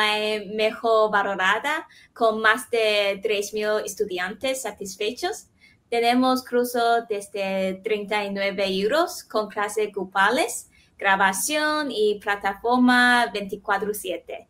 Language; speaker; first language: Spanish; non-native, fluent; Chinese